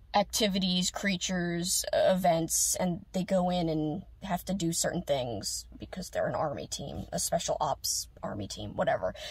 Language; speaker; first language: English; native; English